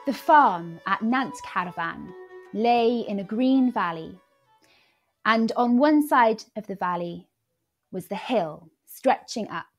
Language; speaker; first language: English; native; English